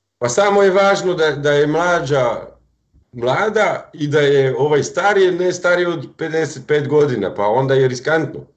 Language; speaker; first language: Croatian; non-native, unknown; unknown